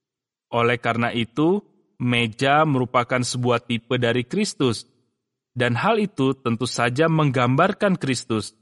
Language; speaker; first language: Indonesian; native; Indonesian